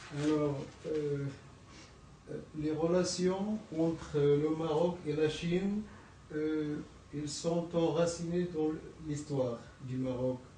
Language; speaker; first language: French; non-native, local second language; Arabic